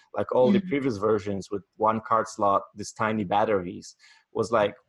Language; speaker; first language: English; non-native, fluent; Polish